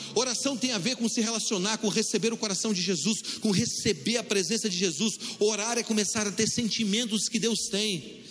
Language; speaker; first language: Portuguese; native; Portuguese